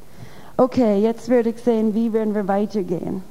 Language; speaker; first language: German; non-native, fluent; English